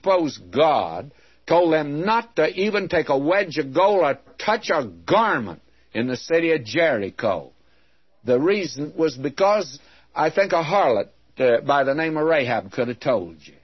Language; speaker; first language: English; native; English